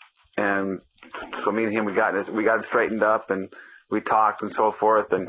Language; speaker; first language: English; native; English